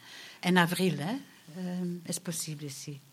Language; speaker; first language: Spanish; non-native, learner; Dutch